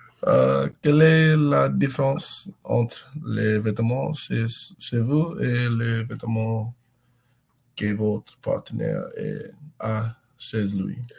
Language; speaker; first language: French; non-native, learner; English